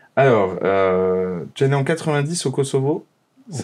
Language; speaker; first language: French; native; French